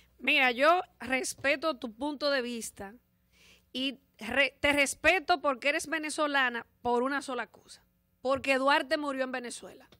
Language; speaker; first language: Spanish; native; Spanish